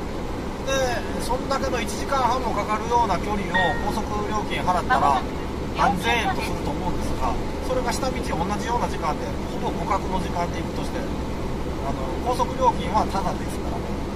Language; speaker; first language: Japanese; native; Japanese